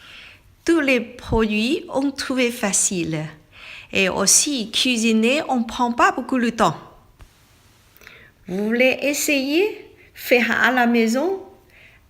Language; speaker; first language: French; non-native, learner; Thai